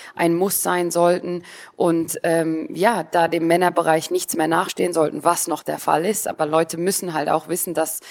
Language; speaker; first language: German; native; German